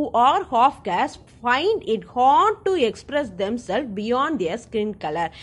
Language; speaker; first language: English; non-native, local second language; Tamil